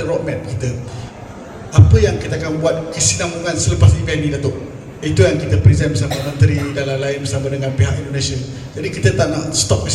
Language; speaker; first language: Malay; native; Malay